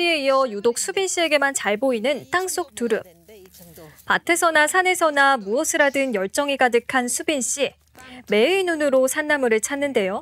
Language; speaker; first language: Korean; native; Korean